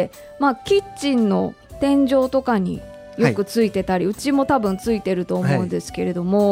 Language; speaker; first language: Japanese; native; Japanese